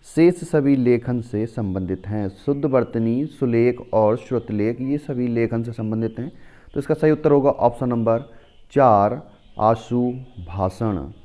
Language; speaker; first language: Hindi; native; Hindi